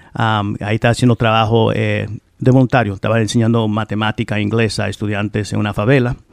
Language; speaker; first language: Spanish; early bilingual, heritage; Spanish